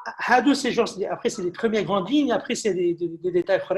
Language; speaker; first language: French; non-native, local second language; Arabic